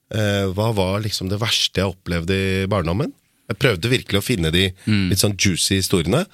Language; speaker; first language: Norwegian; early bilingual, other home language; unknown